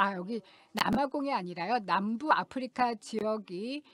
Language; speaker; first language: Korean; non-native, fluent; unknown